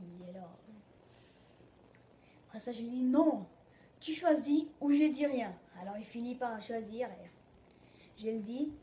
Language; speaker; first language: French; early bilingual, other home language; Portuguese